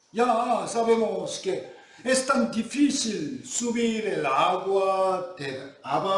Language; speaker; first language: Spanish; non-native, fluent; Korean